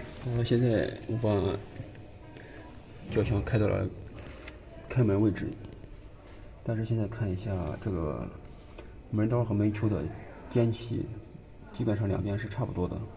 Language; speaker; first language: Chinese; native; Chinese